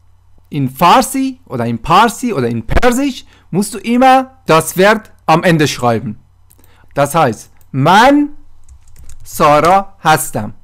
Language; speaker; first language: German; non-native, fluent; Persian